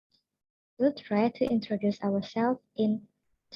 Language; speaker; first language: English; non-native, learner; Indonesian